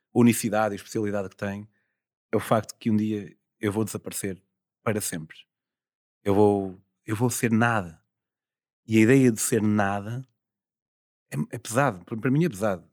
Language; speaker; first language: Portuguese; native; Portuguese